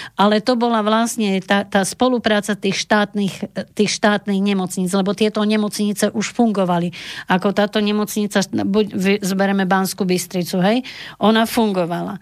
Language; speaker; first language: Slovak; native; Slovak